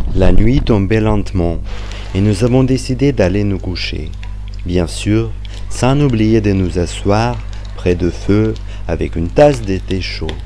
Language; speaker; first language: French; non-native, fluent; Russian